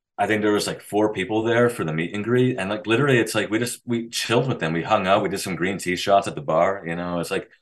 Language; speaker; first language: English; native; English